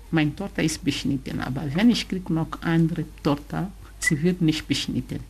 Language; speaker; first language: German; non-native, learner; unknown